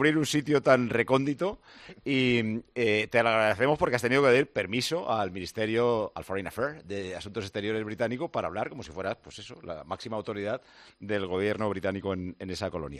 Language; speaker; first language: Spanish; native; Spanish